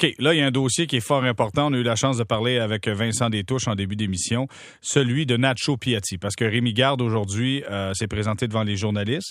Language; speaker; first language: French; native; French